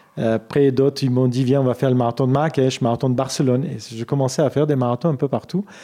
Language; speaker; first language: French; non-native, fluent; Armenian